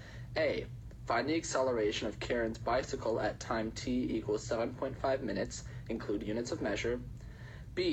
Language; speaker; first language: English; native; English